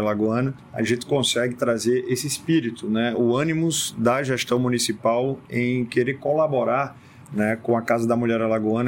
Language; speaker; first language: Portuguese; native; Portuguese